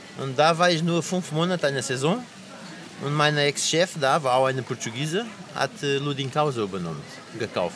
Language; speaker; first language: German; non-native, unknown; Portuguese